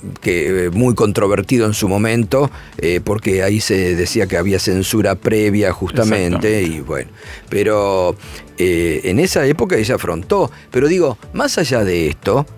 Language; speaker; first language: Spanish; native; Spanish